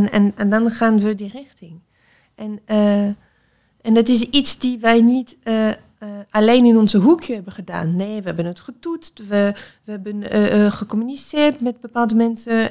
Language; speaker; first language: Dutch; non-native, fluent; French